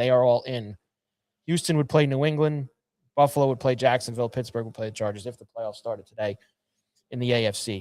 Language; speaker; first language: English; native; English